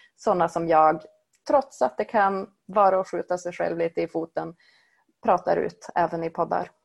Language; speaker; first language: Swedish; native; Swedish